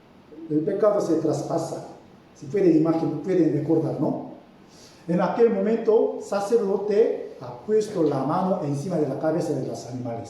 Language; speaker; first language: Spanish; non-native, fluent; Korean